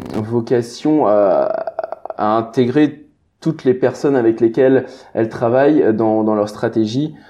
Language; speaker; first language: French; native; French